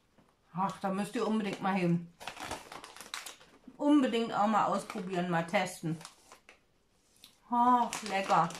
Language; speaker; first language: German; native; German